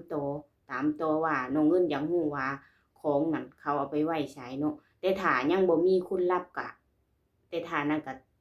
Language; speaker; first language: Thai; non-native, local second language; Lao